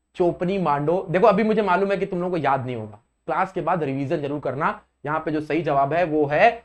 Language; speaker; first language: Hindi; native; Hindi